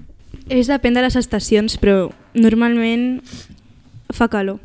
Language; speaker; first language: Catalan; non-native, local second language; Spanish